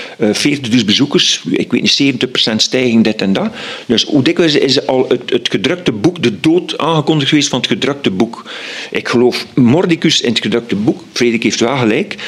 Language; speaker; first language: Dutch; native; Dutch